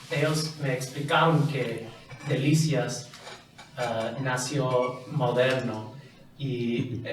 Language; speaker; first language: Spanish; non-native, fluent; English